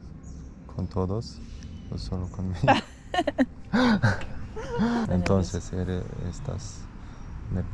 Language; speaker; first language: Spanish; non-native, learner; Romanian